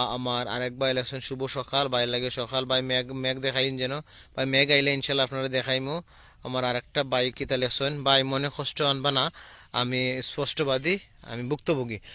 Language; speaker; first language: Bangla; native; Bangla